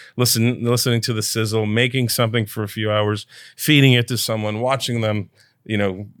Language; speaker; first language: English; early bilingual, other home language; Italian